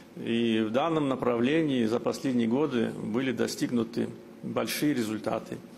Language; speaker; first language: Russian; non-native, local second language; Azerbaijani